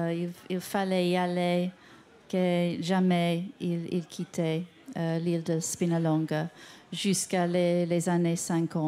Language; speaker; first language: French; non-native, fluent; English